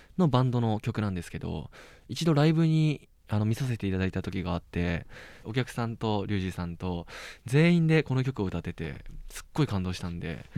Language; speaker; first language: Japanese; native; Japanese